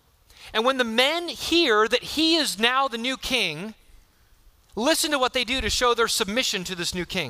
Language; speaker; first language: English; native; English